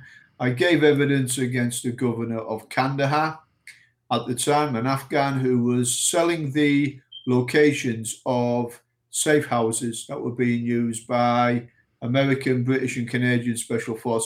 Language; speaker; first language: English; native; English